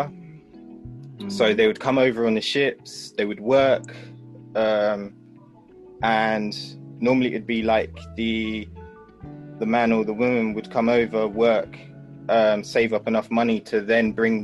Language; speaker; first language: English; native; English